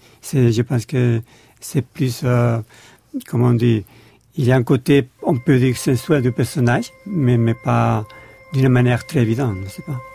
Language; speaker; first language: French; non-native, learner; Spanish